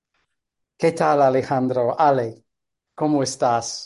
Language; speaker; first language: Spanish; non-native, fluent; English